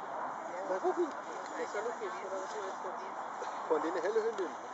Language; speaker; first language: German; native; German